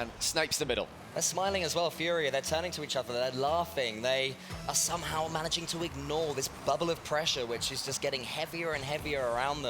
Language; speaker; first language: English; native; English